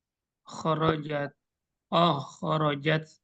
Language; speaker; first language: Arabic; non-native, learner; Indonesian